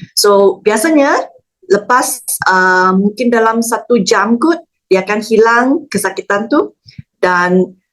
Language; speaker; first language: Malay; non-native, local second language; Chinese